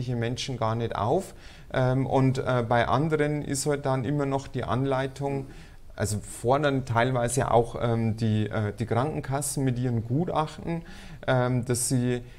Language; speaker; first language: German; native; German